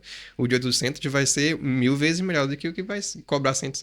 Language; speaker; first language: Portuguese; native; Portuguese